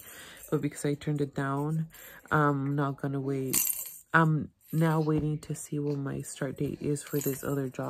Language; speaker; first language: English; early bilingual, other home language; Spanish